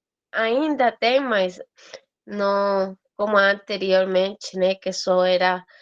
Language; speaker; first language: Portuguese; non-native, fluent; Spanish